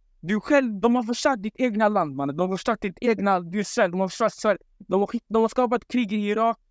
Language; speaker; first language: Swedish; non-native, local second language; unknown